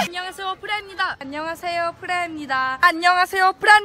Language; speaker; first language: Korean; non-native, fluent; Thai